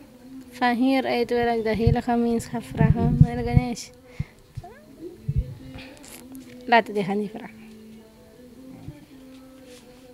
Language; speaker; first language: Dutch; non-native, local second language; Caribbean Hindustani